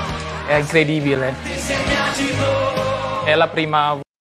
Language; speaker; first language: Italian; non-native, learner; Indonesian